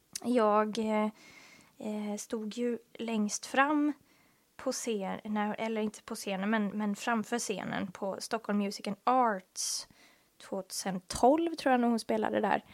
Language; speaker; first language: Swedish; native; Swedish